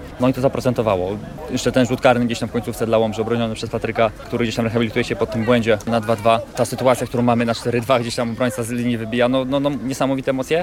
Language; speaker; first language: Polish; native; Polish